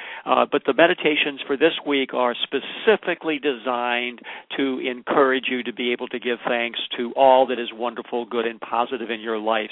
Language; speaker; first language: English; native; English